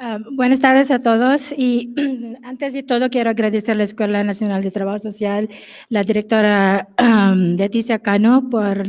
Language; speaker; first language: Spanish; non-native, fluent; English